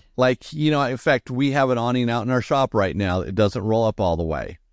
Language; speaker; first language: English; native; English